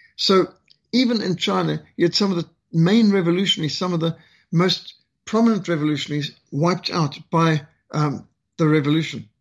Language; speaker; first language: English; native; English